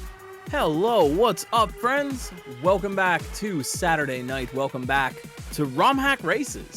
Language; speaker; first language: English; native; English